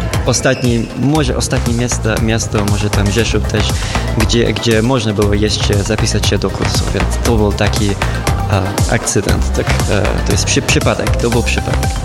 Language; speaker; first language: Polish; non-native, learner; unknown